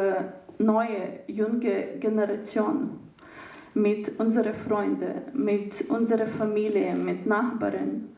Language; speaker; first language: German; non-native, learner; Ukrainian